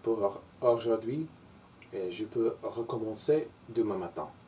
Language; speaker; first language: French; non-native, learner; English